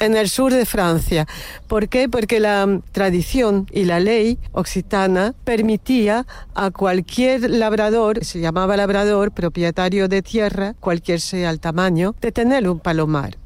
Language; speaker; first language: Spanish; non-native, fluent; French